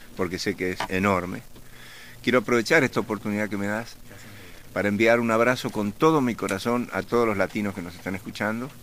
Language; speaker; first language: Spanish; native; Spanish